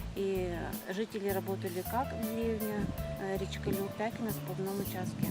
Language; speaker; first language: Russian; native; Russian